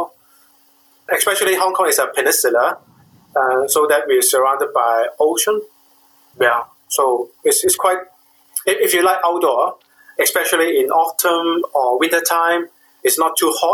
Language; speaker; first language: English; non-native, local second language; Cantonese